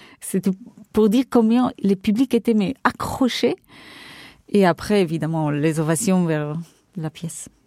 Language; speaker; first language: French; non-native, fluent; Portuguese